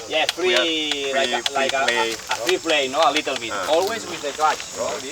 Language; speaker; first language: English; non-native, fluent; Spanish